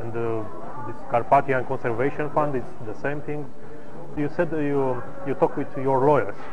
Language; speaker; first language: English; non-native, learner; Romanian